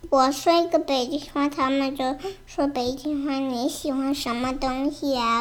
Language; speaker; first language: Chinese; early bilingual, other home language; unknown